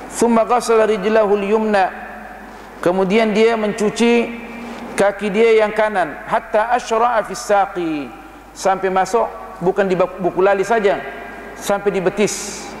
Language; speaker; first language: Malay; non-native, fluent; Arabic